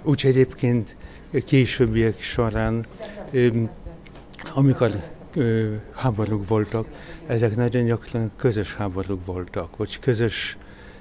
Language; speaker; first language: Hungarian; non-native, fluent; Polish